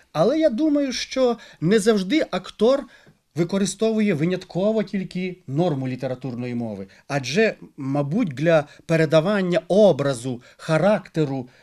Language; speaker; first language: Ukrainian; native; Ukrainian